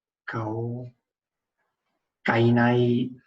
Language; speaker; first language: Japanese; non-native, learner; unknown